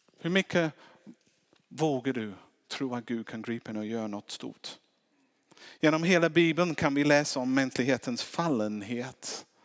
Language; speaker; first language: Swedish; non-native, fluent; English